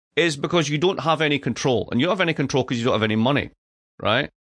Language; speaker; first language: English; native; English